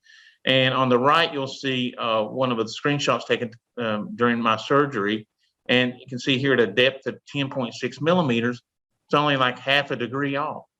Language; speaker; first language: English; native; English